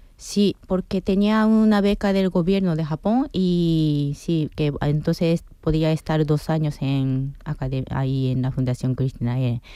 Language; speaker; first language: Spanish; non-native, fluent; Japanese